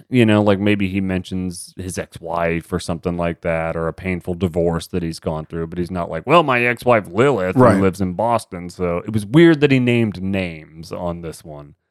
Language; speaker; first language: English; native; English